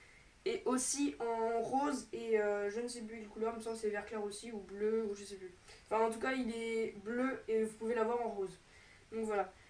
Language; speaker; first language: French; native; French